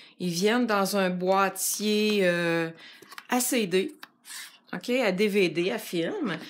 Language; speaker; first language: French; native; French